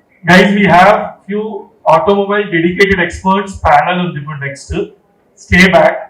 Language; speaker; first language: English; non-native, local second language; Telugu